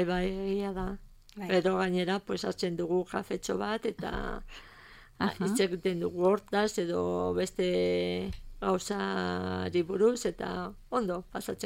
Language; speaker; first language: Basque; non-native, learner; Spanish